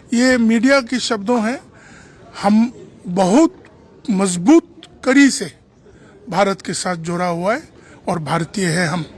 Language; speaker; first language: Hindi; non-native, local second language; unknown